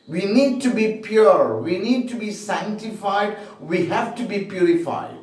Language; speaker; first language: English; non-native, local second language; Malayalam